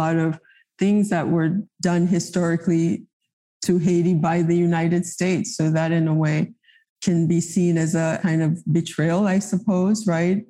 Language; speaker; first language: English; non-native, fluent; Haitian Creole